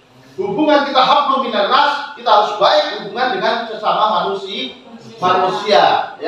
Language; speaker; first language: Indonesian; native; Indonesian